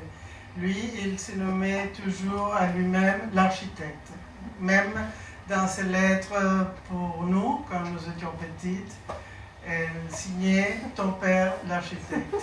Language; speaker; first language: French; non-native, learner; Spanish